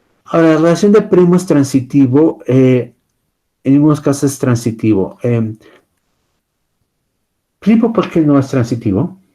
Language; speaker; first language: Spanish; native; Spanish